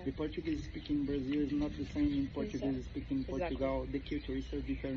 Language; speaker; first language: English; non-native, learner; Portuguese